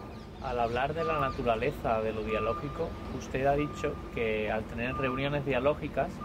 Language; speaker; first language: Spanish; native; Spanish